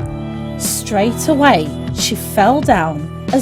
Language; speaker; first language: English; native; English